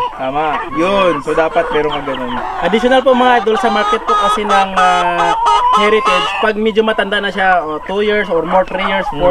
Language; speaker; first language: Filipino; native; Filipino